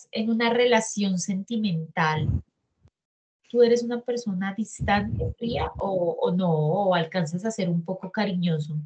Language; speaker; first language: Spanish; native; Spanish